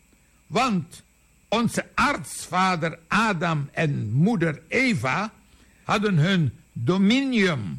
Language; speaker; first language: Dutch; native; Dutch